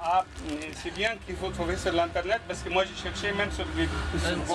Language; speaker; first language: French; non-native, fluent; Arabic